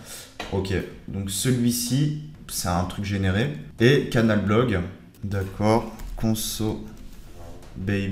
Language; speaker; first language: French; native; French